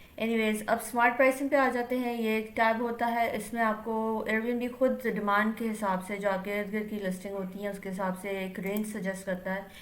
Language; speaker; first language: Urdu; native; Urdu